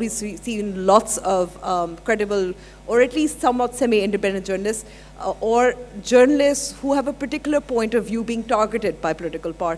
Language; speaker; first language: English; non-native, local second language; Urdu